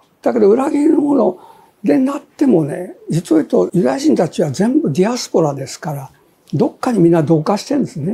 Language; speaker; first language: Japanese; native; Japanese